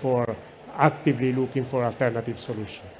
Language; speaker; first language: English; non-native, fluent; Italian